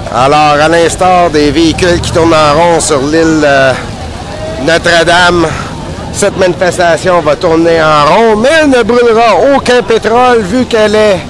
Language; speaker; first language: French; native; French